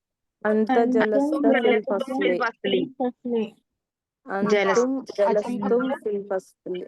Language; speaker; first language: Arabic; non-native, learner; Malayalam